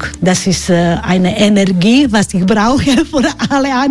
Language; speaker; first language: German; non-native, learner; Croatian